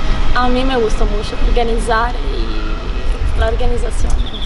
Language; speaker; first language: Spanish; non-native, learner; Italian